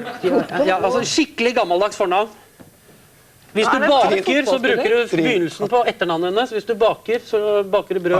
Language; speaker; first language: Norwegian; native; Norwegian